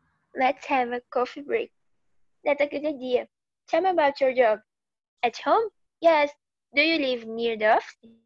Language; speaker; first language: English; non-native, learner; Portuguese